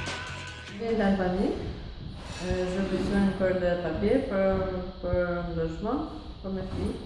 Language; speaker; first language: French; non-native, learner; Albanian